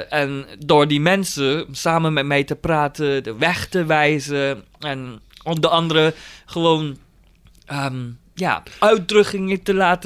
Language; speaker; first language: Dutch; non-native, fluent; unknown